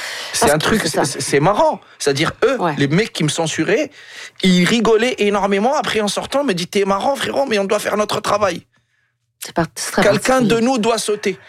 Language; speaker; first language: French; non-native, local second language; Arabic